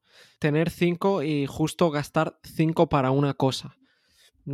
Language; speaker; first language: Spanish; native; Spanish